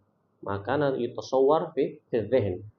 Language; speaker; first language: Arabic; non-native, fluent; Indonesian